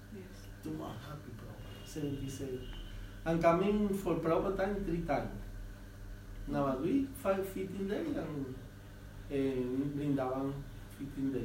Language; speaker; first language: English; non-native, learner; Spanish